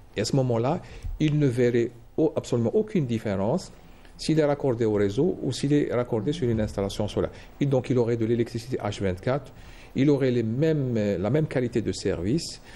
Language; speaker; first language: French; non-native, local second language; Arabic